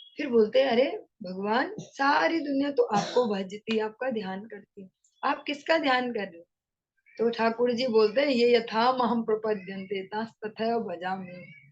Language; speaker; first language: Hindi; non-native, local second language; Bangla